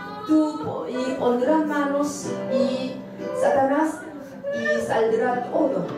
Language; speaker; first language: Spanish; non-native, learner; Korean